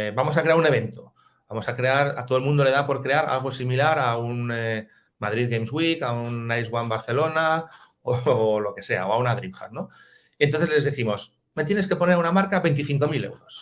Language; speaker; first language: Spanish; native; Spanish